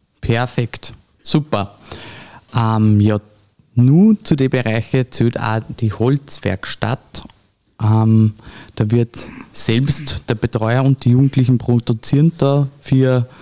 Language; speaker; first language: German; native; German